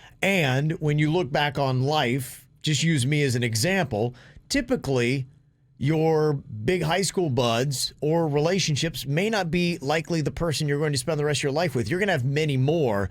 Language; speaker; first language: English; native; English